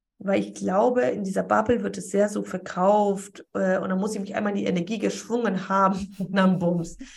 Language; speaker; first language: German; early bilingual, other home language; Polish